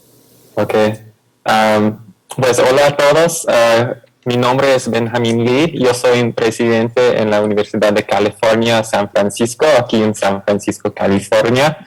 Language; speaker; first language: Spanish; non-native, fluent; English